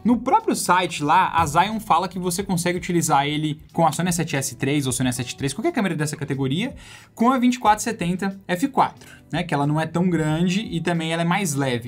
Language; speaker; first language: Portuguese; native; Portuguese